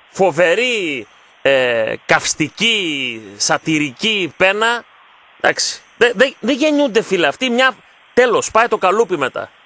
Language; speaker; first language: Greek; early bilingual, heritage; Greek